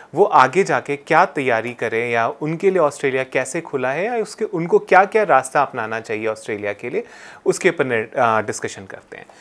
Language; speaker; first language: Hindi; native; Hindi